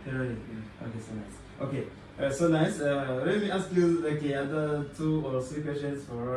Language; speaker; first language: English; non-native, local second language; Kinyarwanda